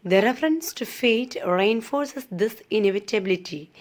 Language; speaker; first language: English; non-native, local second language; Malayalam